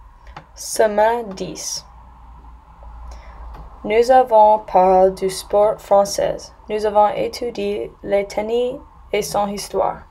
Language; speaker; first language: French; non-native, learner; English